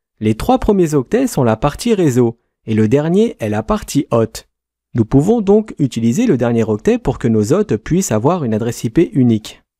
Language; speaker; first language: French; native; French